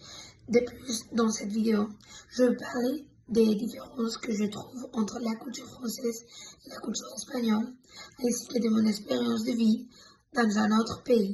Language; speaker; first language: French; non-native, fluent; Spanish